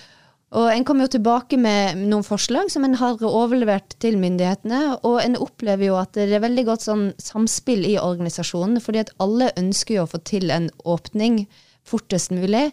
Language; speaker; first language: Norwegian; native; Norwegian